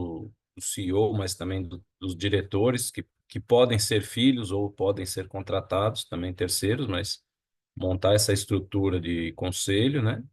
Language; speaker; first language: Portuguese; native; Portuguese